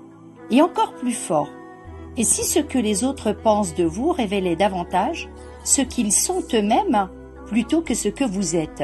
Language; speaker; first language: French; native; French